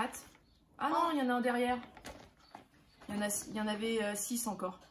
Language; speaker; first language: French; native; French